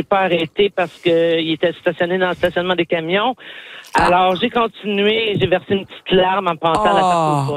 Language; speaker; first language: French; native; French